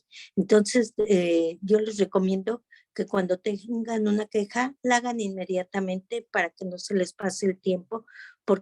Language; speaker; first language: Spanish; native; Spanish